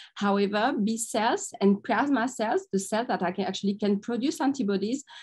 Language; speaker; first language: English; non-native, fluent; French